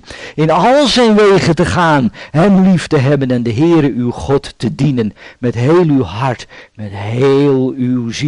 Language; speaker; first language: Dutch; native; Dutch